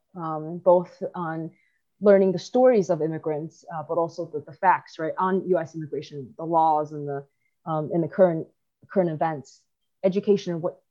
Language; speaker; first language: English; early bilingual, other home language; Chinese